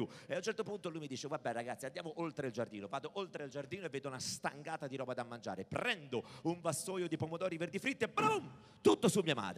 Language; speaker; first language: Italian; native; Italian